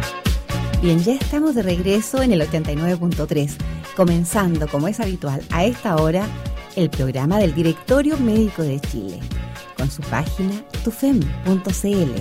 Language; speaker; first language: Spanish; native; Spanish